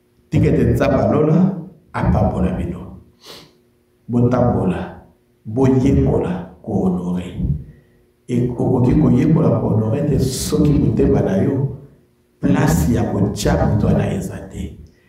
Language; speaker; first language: French; non-native, local second language; Lingala